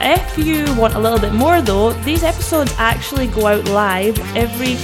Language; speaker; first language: English; native; English